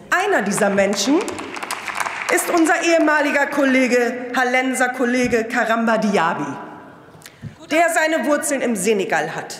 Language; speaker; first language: German; early bilingual, other home language; Turkish